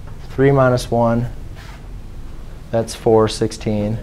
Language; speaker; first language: English; native; English